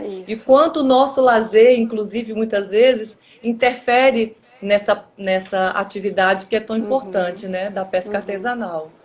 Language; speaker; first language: Portuguese; native; Portuguese